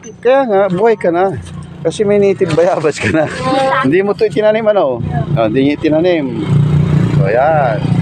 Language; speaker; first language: Filipino; non-native, local second language; Cebuano